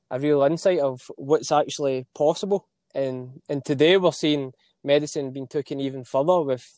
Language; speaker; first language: English; native; English